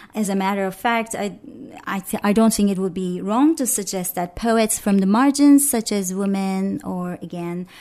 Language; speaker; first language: English; non-native, fluent; Turkish